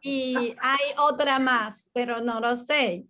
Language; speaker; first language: Spanish; non-native, learner; English